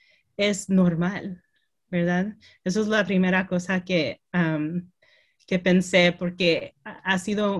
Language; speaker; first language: Spanish; early bilingual, heritage; Spanish